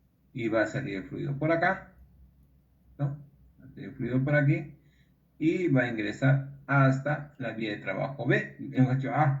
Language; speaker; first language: Spanish; native; Spanish